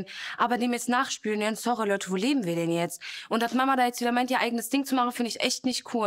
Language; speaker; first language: German; native; German